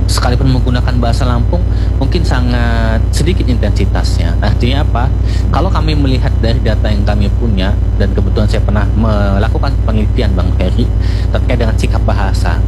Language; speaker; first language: Indonesian; non-native, local second language; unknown